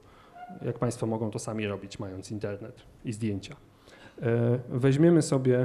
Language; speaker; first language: Polish; native; Polish